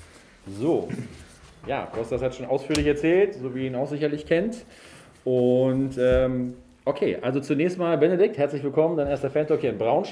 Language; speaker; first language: German; native; German